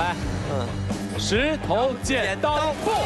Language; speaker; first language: Chinese; native; Chinese